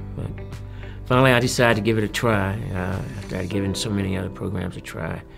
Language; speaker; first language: English; native; English